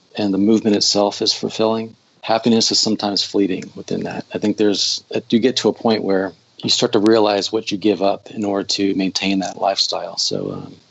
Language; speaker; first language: English; native; English